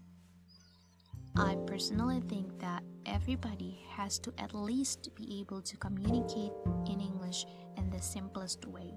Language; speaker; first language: English; non-native, fluent; Indonesian